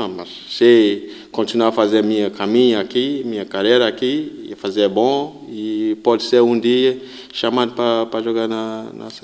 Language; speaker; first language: Portuguese; non-native, learner; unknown